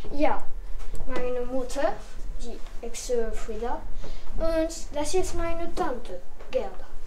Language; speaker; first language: German; non-native, learner; French